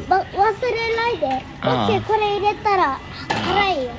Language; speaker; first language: Japanese; early bilingual, other home language; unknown